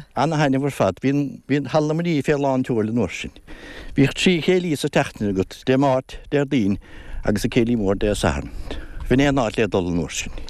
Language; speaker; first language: Irish; native; Irish